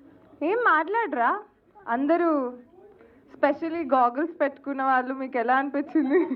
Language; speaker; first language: Telugu; native; Telugu